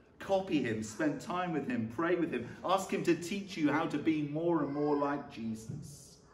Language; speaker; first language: English; native; English